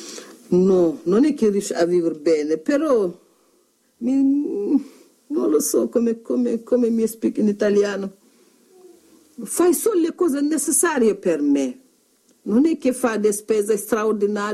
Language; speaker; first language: Italian; non-native, learner; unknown